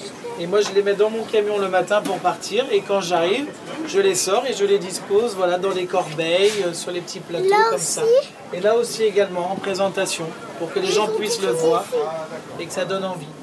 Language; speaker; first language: French; native; French